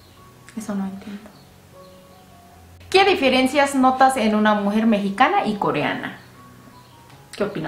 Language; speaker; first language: Spanish; non-native, fluent; Korean